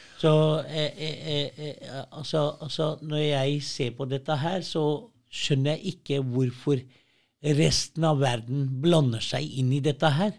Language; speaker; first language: Norwegian; early bilingual, other home language; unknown